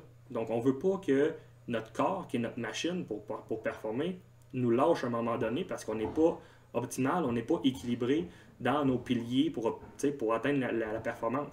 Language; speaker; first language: French; native; French